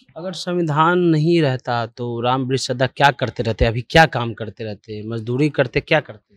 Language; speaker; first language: Hindi; native; Hindi